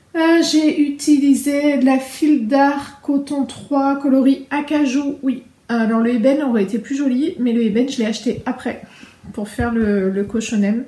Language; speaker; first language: French; native; French